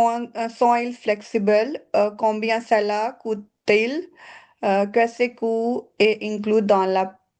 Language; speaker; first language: French; non-native, learner; Punjabi